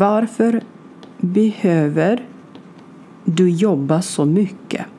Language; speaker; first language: Swedish; non-native, learner; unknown